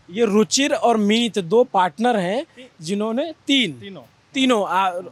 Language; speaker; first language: Hindi; native; Hindi